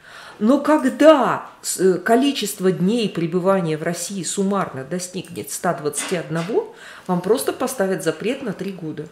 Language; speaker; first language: Russian; native; Russian